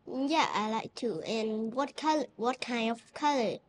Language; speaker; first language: English; non-native, learner; Thai